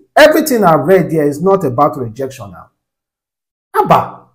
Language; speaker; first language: English; non-native, local second language; Yoruba